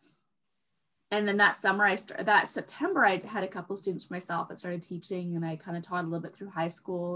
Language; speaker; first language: English; native; English